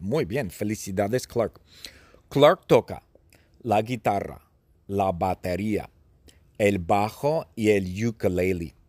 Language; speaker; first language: Spanish; non-native, fluent; English